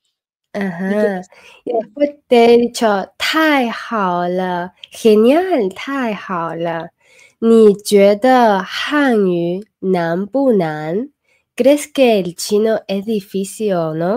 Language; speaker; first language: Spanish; non-native, fluent; Chinese